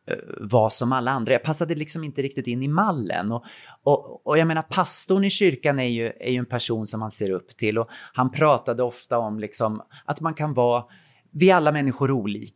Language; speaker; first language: Swedish; native; Swedish